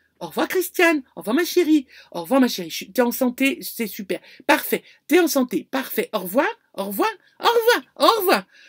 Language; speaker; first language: French; native; French